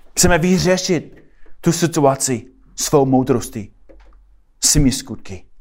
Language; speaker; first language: Czech; non-native, fluent; English